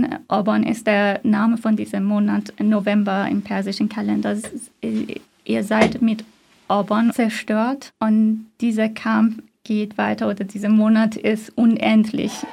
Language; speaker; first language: German; non-native, fluent; Persian